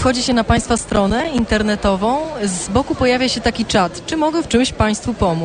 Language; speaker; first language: Polish; native; Polish